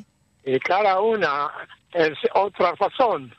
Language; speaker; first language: Spanish; early bilingual, heritage; Ladino